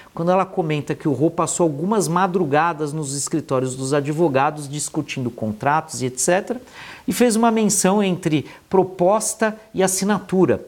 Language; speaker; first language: Portuguese; native; Portuguese